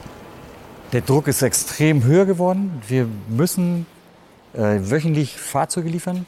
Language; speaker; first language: German; native; German